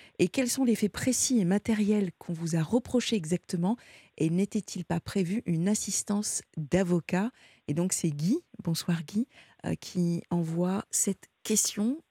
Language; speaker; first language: French; native; French